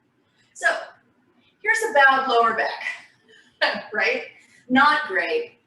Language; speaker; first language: English; native; English